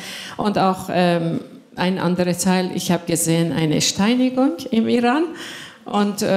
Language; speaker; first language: German; non-native, fluent; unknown